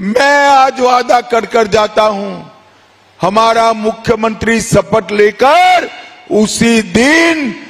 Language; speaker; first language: Hindi; non-native, local second language; Gujarati